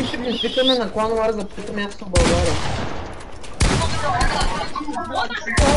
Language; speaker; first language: Bulgarian; native; Bulgarian